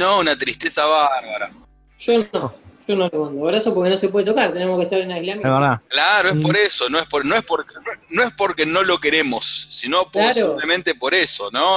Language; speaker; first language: Spanish; native; Spanish